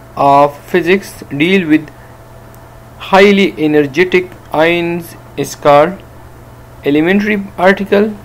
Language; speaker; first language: English; non-native, local second language; Urdu